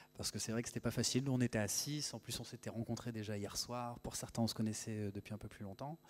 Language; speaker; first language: French; native; French